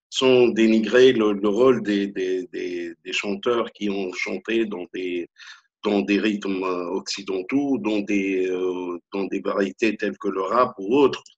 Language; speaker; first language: French; non-native, local second language; Arabic